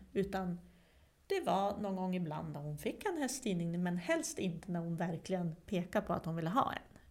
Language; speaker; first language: Swedish; non-native, fluent; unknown